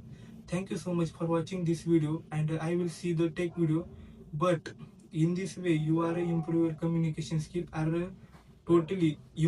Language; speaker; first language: English; non-native, learner; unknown